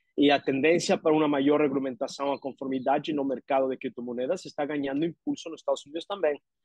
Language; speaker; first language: Portuguese; non-native, learner; Spanish